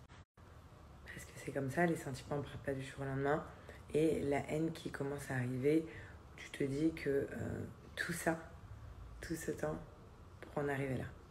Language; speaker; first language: French; native; French